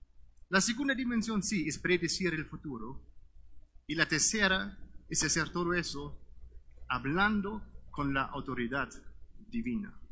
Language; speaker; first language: Spanish; non-native, fluent; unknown